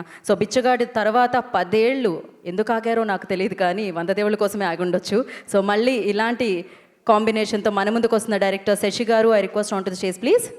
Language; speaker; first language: Telugu; native; Telugu